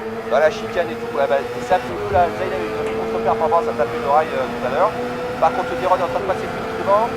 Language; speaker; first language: French; native; French